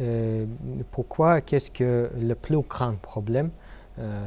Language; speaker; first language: French; non-native, fluent; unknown